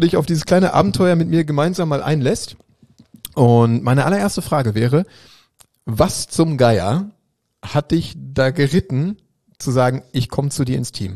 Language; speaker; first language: German; native; German